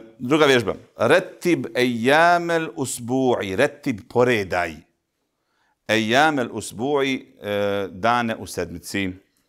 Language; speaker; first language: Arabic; non-native, fluent; Bosnian